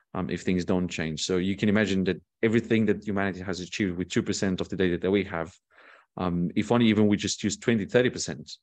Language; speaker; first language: English; non-native, fluent; Portuguese